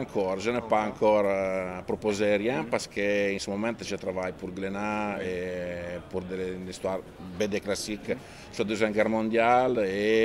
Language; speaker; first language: French; non-native, fluent; Italian